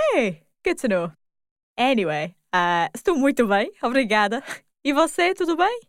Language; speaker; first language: Portuguese; non-native, learner; English